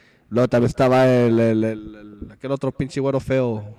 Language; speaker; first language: Spanish; early bilingual, heritage; Spanish